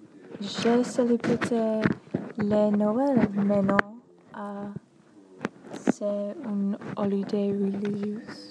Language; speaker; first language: French; non-native, learner; English